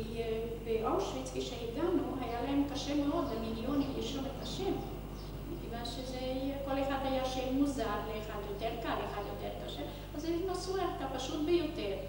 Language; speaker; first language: Hebrew; non-native, fluent; Hungarian